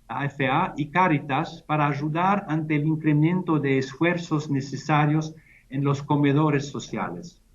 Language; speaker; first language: Spanish; non-native, fluent; German